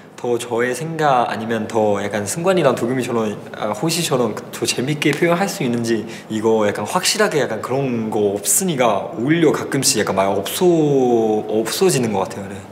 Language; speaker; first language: Korean; non-native, fluent; Chinese